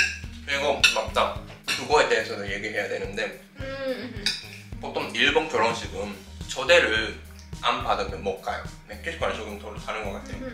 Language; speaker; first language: Korean; non-native, fluent; Japanese